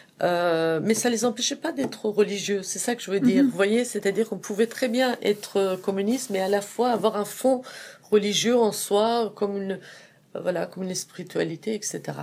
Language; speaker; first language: French; non-native, fluent; Persian